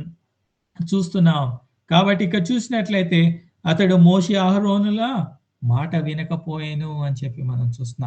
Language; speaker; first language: Telugu; native; Telugu